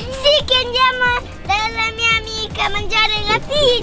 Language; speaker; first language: Italian; early bilingual, other home language; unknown